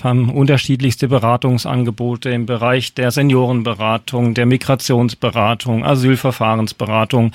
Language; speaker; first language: German; native; German